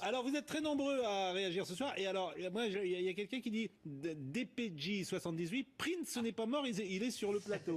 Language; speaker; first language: French; native; French